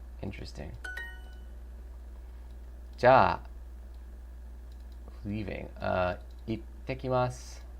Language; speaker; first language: Japanese; non-native, learner; English